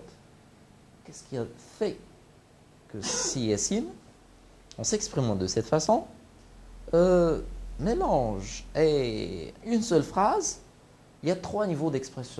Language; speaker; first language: French; non-native, local second language; Arabic